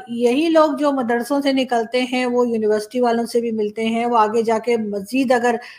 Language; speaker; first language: Hindi; native; Hindi